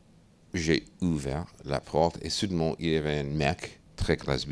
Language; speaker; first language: French; non-native, fluent; English